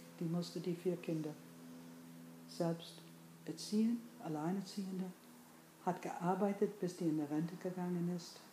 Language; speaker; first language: German; non-native, fluent; English